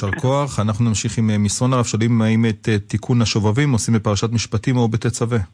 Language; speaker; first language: Hebrew; native; Hebrew